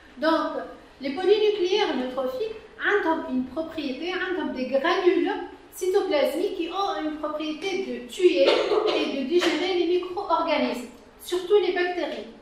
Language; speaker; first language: French; non-native, local second language; Arabic